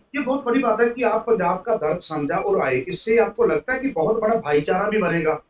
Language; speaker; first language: Hindi; non-native, local second language; Punjabi